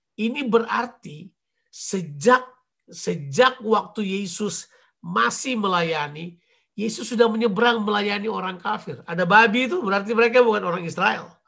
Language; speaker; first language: Indonesian; native; Indonesian